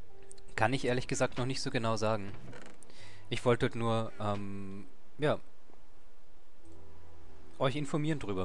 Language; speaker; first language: German; native; German